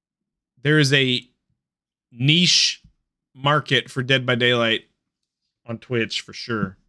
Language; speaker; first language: English; native; English